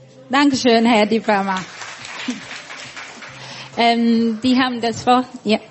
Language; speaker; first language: German; non-native, fluent; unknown